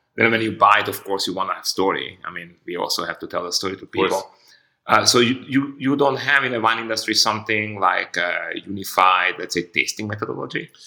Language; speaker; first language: English; non-native, fluent; Hungarian